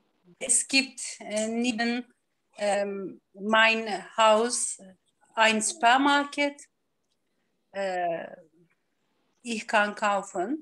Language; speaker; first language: German; non-native, learner; Turkish